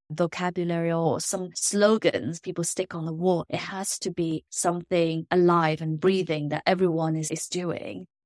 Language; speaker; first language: English; non-native, local second language; Chinese